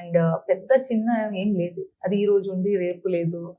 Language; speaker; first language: Telugu; non-native, learner; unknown